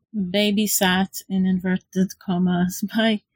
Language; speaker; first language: English; non-native, fluent; Hebrew